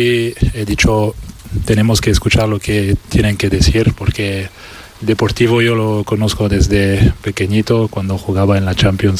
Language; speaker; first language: Spanish; non-native, fluent; French